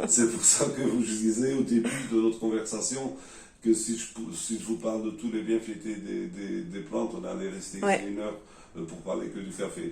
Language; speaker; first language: French; non-native, learner; Portuguese